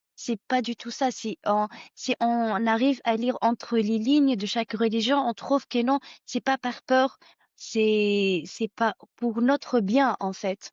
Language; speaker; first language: French; non-native, local second language; Arabic